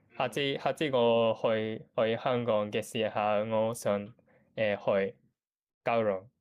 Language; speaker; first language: Chinese; non-native, learner; Japanese